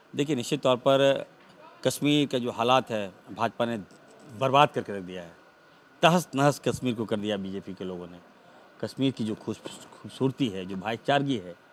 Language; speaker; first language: Hindi; native; Hindi